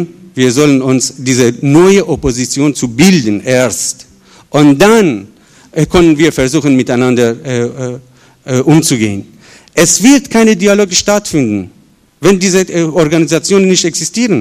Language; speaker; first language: German; non-native, fluent; Persian